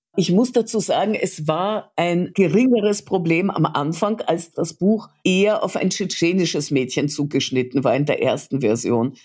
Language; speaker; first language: German; early bilingual, other home language; Russian